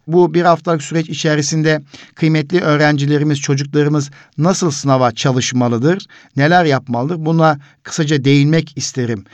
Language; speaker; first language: Turkish; native; Turkish